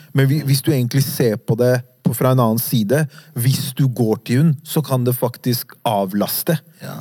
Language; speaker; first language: Norwegian; early bilingual, other home language; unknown